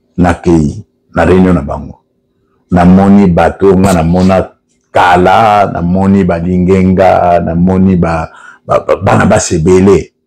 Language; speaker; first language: Lingala; non-native, local second language; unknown